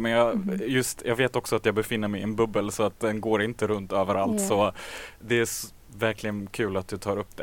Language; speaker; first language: Swedish; native; Swedish